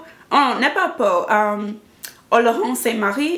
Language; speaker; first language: French; non-native, learner; English